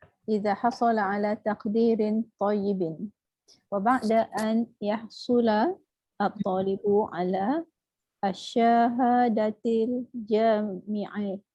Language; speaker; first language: Arabic; non-native, learner; Malay